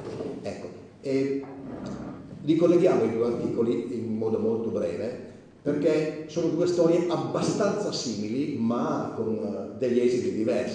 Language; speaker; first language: Italian; native; Italian